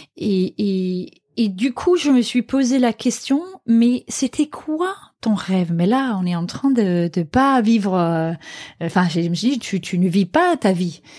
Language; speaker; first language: French; non-native, fluent; Danish